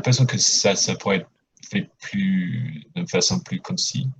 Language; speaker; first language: French; non-native, fluent; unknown